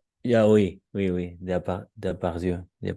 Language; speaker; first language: French; non-native, learner; Spanish